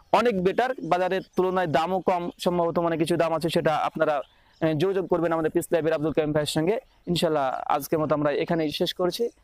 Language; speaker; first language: Bangla; native; Bangla